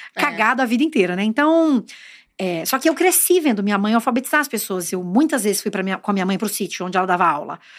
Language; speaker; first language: Portuguese; native; Portuguese